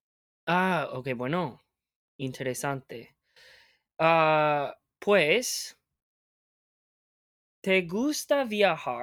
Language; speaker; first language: Spanish; non-native, fluent; English